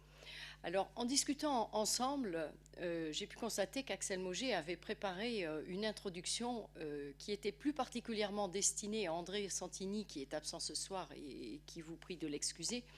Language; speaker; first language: French; native; French